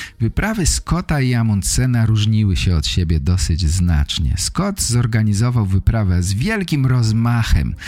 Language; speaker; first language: Polish; native; Polish